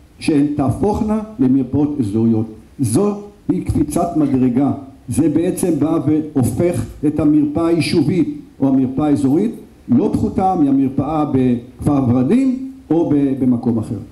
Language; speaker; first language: Hebrew; native; Hebrew